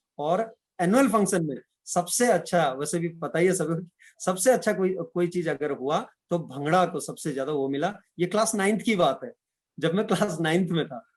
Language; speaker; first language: Hindi; non-native, local second language; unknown